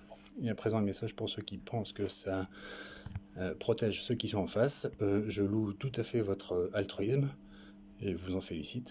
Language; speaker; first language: French; native; French